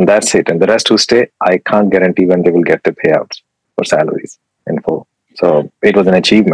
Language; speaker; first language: English; non-native, local second language; Urdu